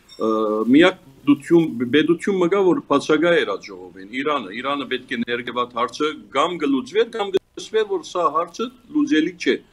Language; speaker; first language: Armenian; early bilingual, heritage; Armenian